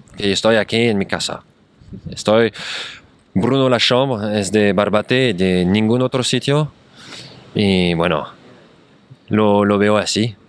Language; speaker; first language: Spanish; non-native, fluent; French